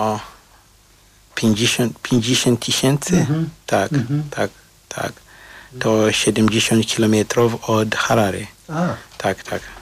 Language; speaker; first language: Polish; non-native, fluent; Shona